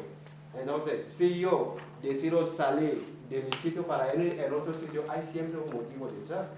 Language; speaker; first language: Spanish; non-native, fluent; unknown